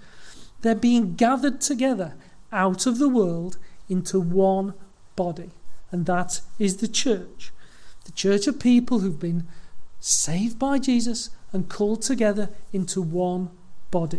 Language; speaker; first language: English; native; English